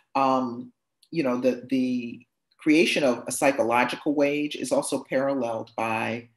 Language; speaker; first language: English; native; English